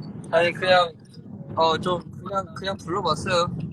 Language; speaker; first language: Korean; early bilingual, other home language; English